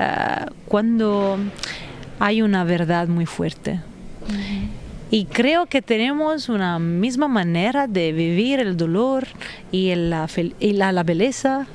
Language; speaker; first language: Spanish; non-native, fluent; Italian